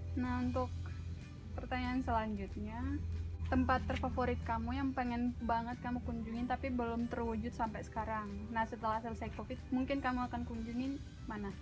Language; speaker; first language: Indonesian; native; Indonesian